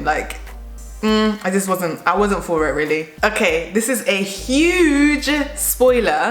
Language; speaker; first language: English; native; English